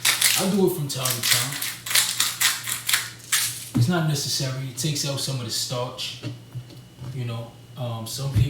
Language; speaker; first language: English; native; English